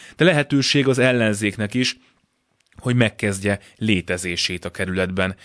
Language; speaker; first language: Hungarian; native; Hungarian